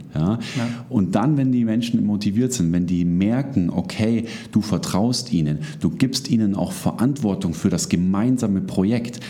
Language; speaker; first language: German; native; German